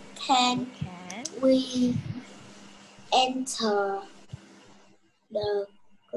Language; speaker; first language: English; non-native, learner; Vietnamese